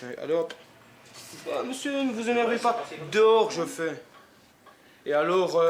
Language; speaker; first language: French; native; French